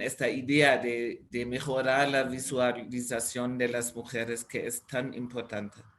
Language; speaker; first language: Spanish; non-native, fluent; German